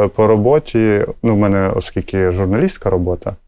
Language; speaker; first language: Ukrainian; native; Ukrainian